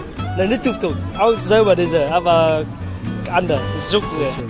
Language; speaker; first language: German; non-native, learner; Vietnamese